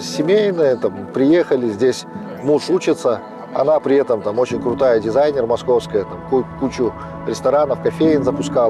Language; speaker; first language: Russian; native; Russian